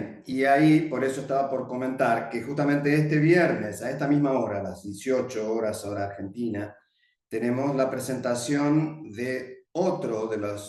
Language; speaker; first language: Spanish; native; Spanish